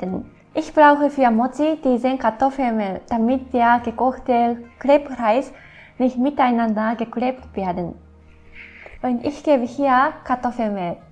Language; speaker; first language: German; non-native, fluent; Japanese